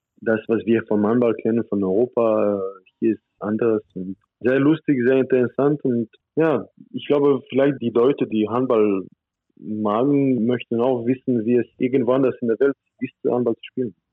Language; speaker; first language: German; non-native, fluent; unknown